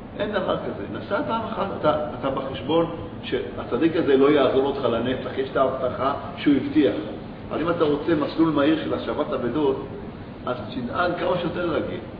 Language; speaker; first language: Hebrew; native; Hebrew